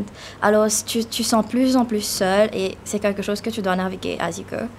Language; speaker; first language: French; non-native, local second language; Morisyen